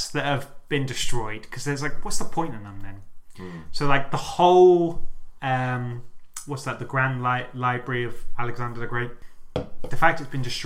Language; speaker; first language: English; native; English